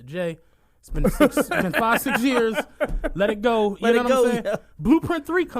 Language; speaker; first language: English; native; English